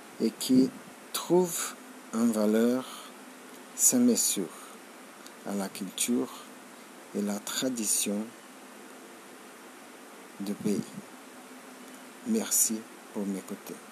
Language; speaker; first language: French; non-native, learner; Portuguese